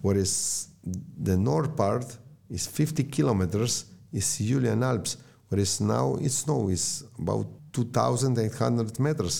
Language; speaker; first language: English; non-native, learner; Slovenian